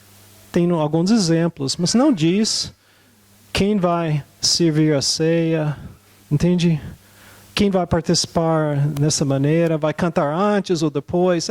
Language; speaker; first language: Portuguese; non-native, fluent; English